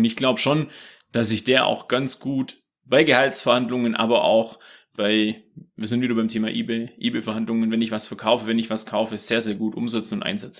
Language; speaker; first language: German; native; German